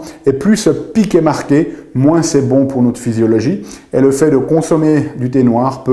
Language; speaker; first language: French; native; French